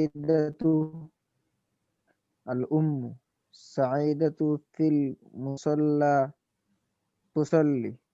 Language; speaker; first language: Arabic; non-native, learner; Urdu